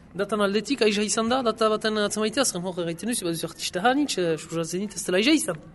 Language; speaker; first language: Basque; native; Basque